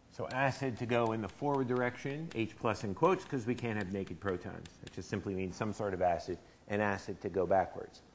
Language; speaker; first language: English; native; English